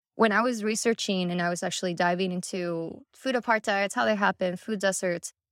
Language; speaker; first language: English; early bilingual, other home language; Spanish